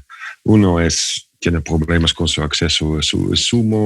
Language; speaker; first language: Spanish; non-native, fluent; Dutch